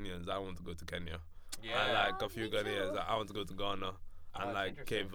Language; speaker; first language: English; non-native, local second language; Yoruba